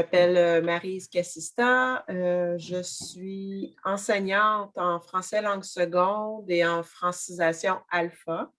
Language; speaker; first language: French; native; French